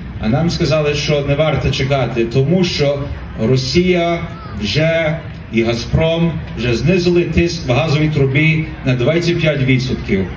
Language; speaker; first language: Ukrainian; early bilingual, heritage; Ukrainian